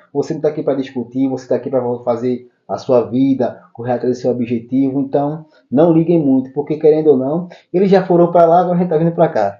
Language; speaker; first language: Portuguese; native; Portuguese